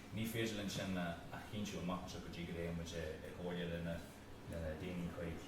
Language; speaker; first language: Irish; native; Irish